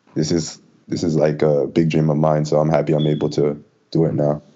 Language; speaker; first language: English; native; English